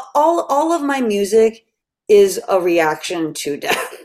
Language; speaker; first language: English; native; English